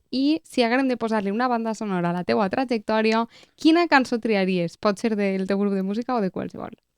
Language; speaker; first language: Catalan; native; Catalan